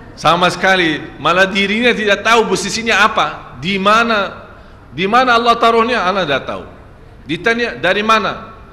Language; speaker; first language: Malay; non-native, fluent; Arabic